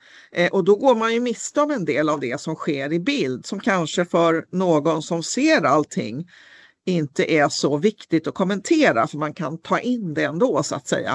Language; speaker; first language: Swedish; native; Swedish